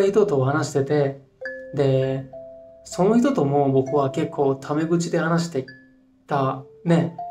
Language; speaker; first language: Japanese; non-native, fluent; Hindi